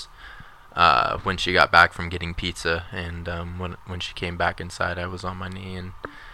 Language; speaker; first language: English; native; English